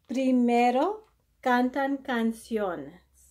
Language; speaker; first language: Spanish; early bilingual, heritage; Spanish